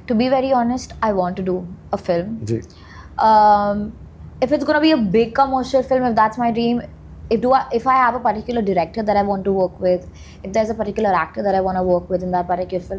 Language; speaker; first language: English; non-native, local second language; Hindi